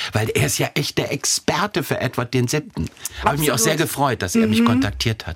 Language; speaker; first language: German; native; German